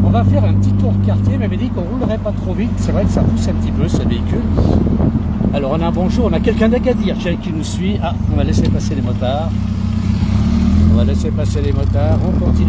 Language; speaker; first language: French; native; French